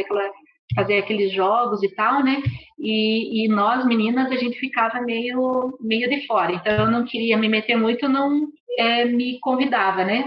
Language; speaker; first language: Portuguese; native; Portuguese